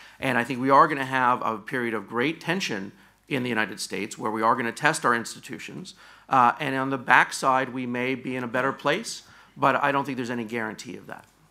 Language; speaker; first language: English; native; English